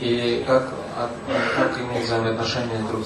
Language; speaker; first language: Russian; native; Russian